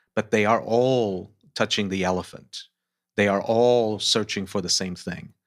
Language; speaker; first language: English; non-native, fluent; Portuguese